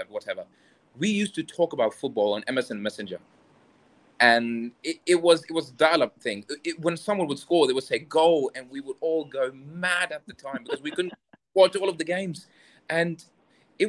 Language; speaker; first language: English; non-native, local second language; Urdu